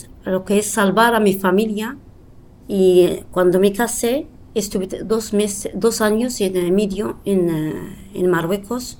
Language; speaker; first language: Spanish; non-native, fluent; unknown